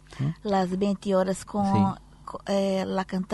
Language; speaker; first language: Spanish; non-native, learner; Portuguese